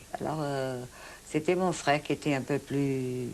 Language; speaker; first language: French; non-native, fluent; Portuguese